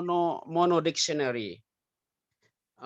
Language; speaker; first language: English; non-native, learner; Indonesian